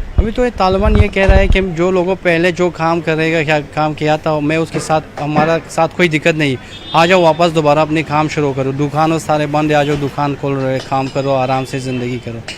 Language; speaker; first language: Hindi; non-native, learner; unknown